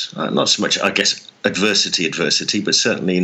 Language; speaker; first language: English; native; English